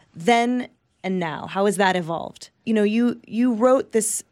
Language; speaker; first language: English; early bilingual, other home language; Italian